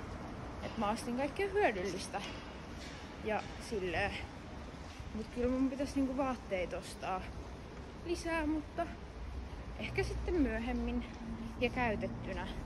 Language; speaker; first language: Finnish; native; Finnish